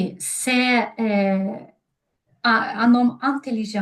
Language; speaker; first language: French; non-native, learner; Ukrainian